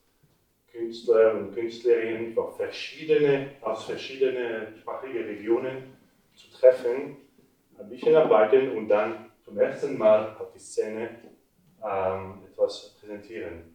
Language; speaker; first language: German; non-native, local second language; French